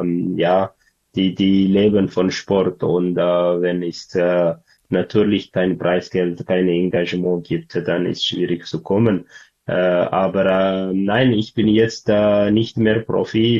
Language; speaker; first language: German; non-native, learner; Tigrinya